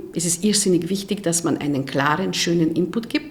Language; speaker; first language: German; non-native, fluent; Hungarian